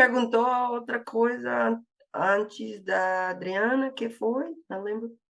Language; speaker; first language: Portuguese; non-native, fluent; English